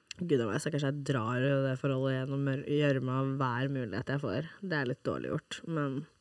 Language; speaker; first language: Norwegian; non-native, fluent; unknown